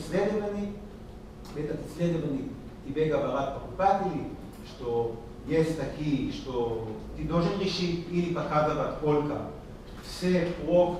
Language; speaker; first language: Russian; non-native, learner; Hebrew